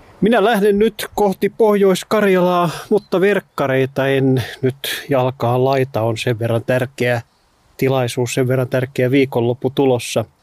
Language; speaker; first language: Finnish; native; Finnish